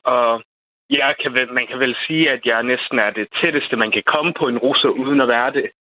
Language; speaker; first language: Danish; non-native, fluent; Croatian